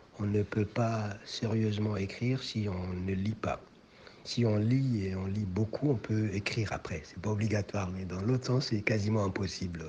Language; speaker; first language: French; non-native, local second language; Somali